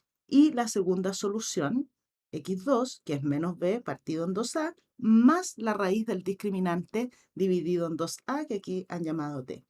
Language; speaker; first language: Spanish; native; Spanish